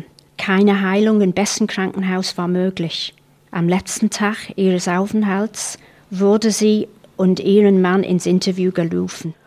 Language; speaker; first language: German; non-native, fluent; English